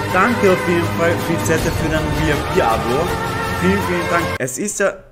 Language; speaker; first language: German; native; German